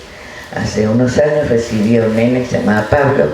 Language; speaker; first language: Spanish; native; Spanish